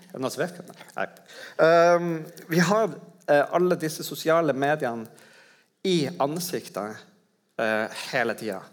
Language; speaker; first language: Norwegian; native; Norwegian